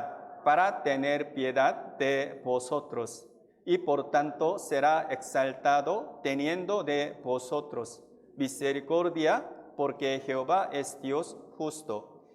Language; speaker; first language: Spanish; non-native, fluent; Korean